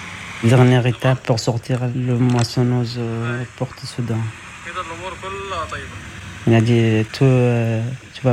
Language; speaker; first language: French; non-native, learner; Arabic